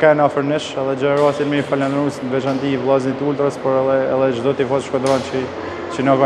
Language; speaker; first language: Albanian; native; Albanian